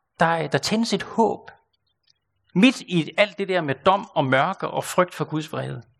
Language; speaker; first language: Danish; native; Danish